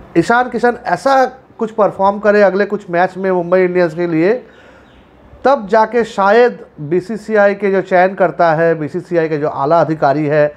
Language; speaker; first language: Hindi; non-native, local second language; Bangla